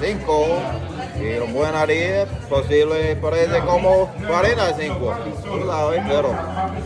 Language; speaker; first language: Spanish; non-native, learner; English